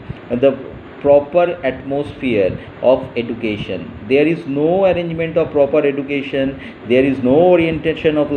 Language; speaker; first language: English; non-native, local second language; Hindi